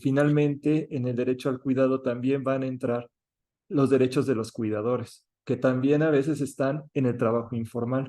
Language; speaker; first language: Spanish; native; Spanish